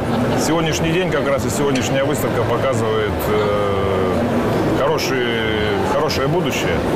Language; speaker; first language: Russian; native; Russian